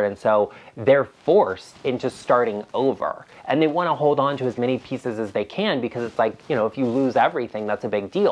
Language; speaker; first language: English; native; English